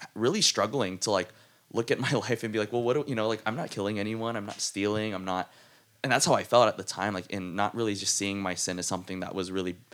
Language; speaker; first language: English; native; English